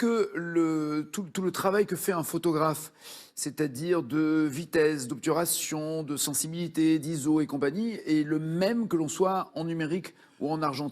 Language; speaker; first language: French; native; French